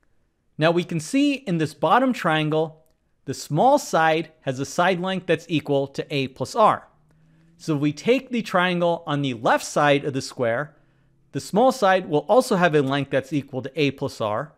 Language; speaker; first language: English; native; English